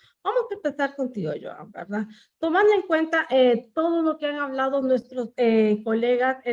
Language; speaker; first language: Spanish; native; Spanish